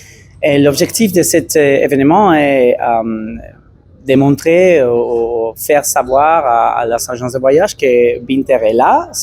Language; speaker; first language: French; non-native, learner; Spanish